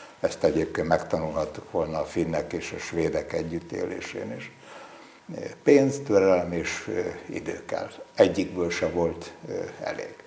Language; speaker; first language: Hungarian; native; Hungarian